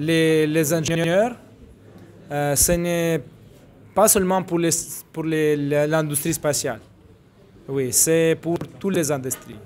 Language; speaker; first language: French; non-native, fluent; Russian